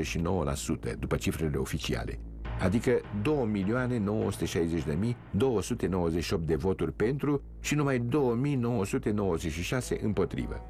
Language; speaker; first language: Romanian; native; Romanian